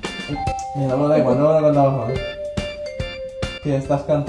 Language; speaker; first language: Spanish; native; Spanish